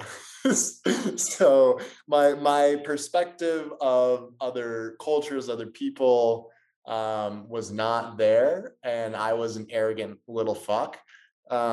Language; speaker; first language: English; native; English